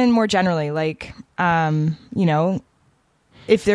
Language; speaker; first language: English; native; English